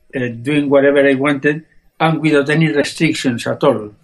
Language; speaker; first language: English; non-native, fluent; Spanish